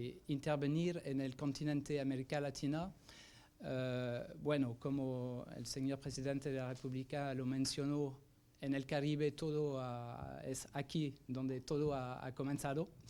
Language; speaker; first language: Spanish; non-native, fluent; French